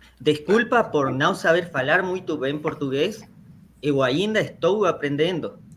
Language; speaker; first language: Portuguese; non-native, learner; Spanish